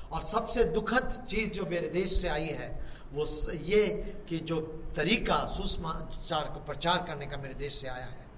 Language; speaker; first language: Hindi; native; Hindi